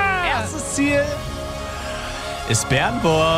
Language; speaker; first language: German; native; German